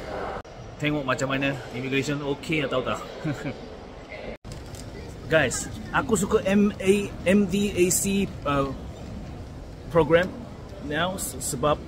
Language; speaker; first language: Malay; non-native, fluent; Korean